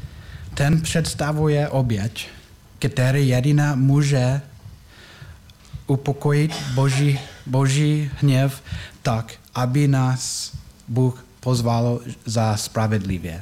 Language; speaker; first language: Czech; non-native, learner; English